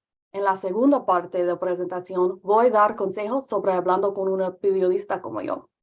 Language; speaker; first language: Spanish; non-native, learner; English